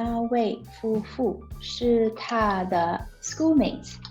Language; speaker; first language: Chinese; non-native, learner; English